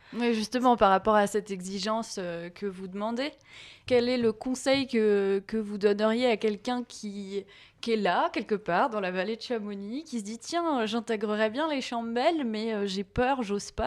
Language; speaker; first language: French; native; French